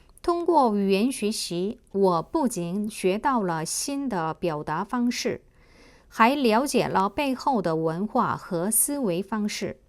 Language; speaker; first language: Chinese; non-native, fluent; Korean